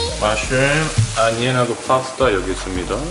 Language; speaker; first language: Korean; early bilingual, heritage; English